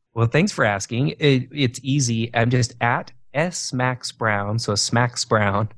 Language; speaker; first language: English; native; English